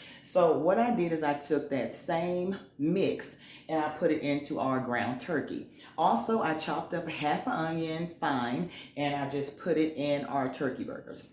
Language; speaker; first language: English; native; English